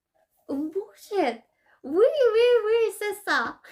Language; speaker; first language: French; non-native, learner; Korean